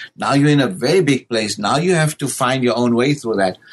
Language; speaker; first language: English; native; English